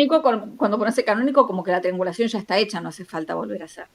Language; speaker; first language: Spanish; native; Spanish